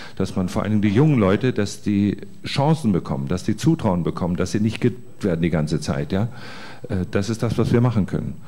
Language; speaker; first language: German; native; German